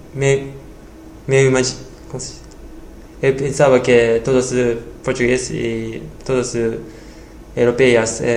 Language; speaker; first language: Portuguese; non-native, learner; Japanese